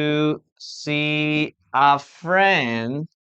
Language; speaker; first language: English; non-native, fluent; Spanish